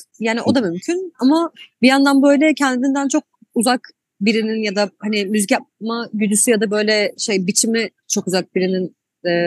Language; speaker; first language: Turkish; native; Turkish